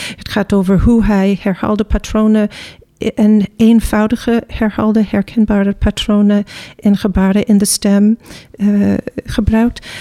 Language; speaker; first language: Dutch; non-native, fluent; English